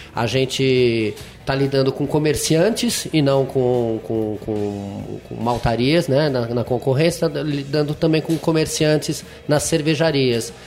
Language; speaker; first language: Portuguese; non-native, fluent; French